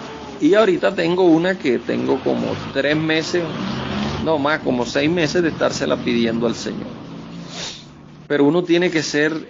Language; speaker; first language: Spanish; native; Spanish